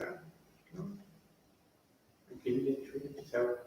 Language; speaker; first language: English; non-native, learner; Portuguese